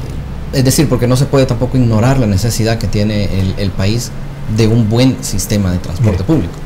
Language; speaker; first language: Spanish; native; Spanish